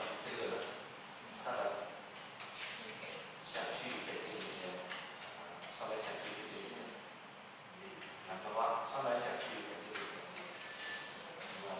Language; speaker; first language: Chinese; non-native, fluent; Vietnamese